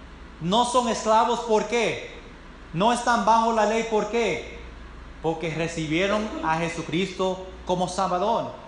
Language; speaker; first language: Spanish; non-native, fluent; English